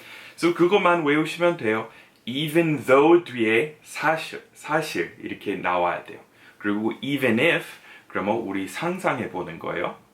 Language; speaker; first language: Korean; non-native, fluent; English